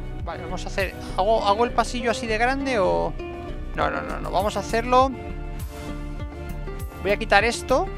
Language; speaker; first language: Spanish; native; Spanish